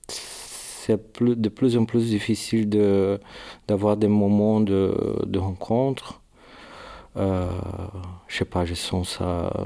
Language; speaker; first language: French; non-native, learner; Portuguese